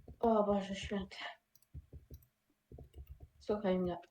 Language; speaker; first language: Polish; native; Polish